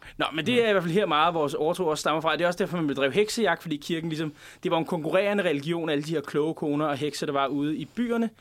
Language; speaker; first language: Danish; native; Danish